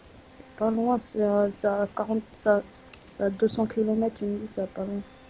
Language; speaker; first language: French; native; French